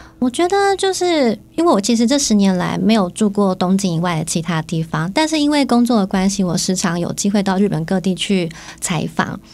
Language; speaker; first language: Chinese; native; Chinese